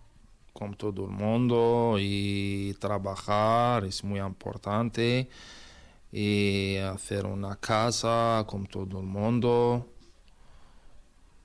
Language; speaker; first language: Spanish; non-native, learner; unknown